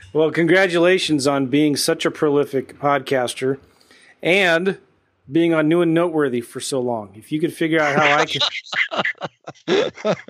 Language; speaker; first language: English; native; English